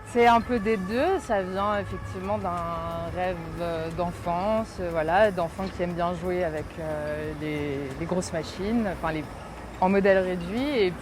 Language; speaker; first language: French; native; French